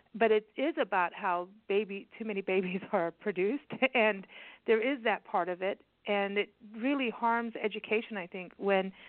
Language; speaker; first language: English; native; English